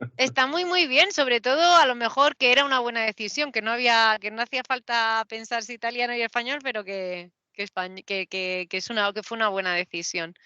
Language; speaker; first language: Spanish; native; Spanish